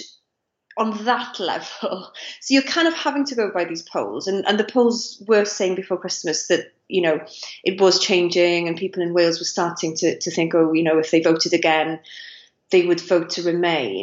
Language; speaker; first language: English; non-native, local second language; Welsh